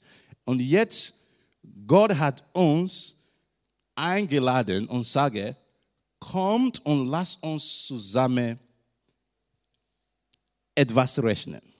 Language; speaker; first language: German; non-native, learner; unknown